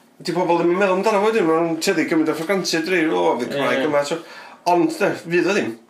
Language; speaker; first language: Welsh; native; Welsh